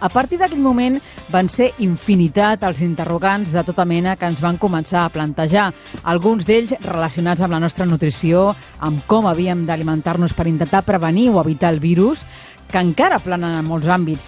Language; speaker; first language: Catalan; native; Catalan